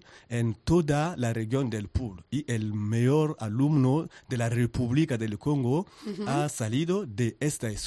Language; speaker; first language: Spanish; non-native, learner; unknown